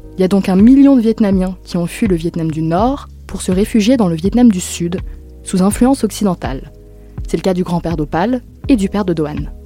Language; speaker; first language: French; native; French